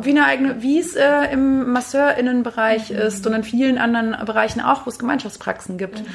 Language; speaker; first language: German; native; German